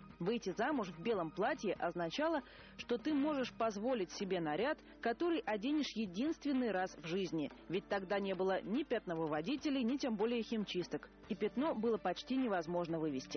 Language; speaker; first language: Russian; native; Russian